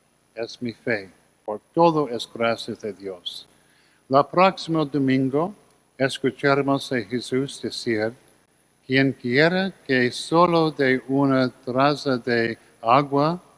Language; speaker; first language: Spanish; non-native, learner; English